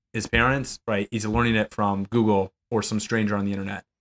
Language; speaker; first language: English; native; English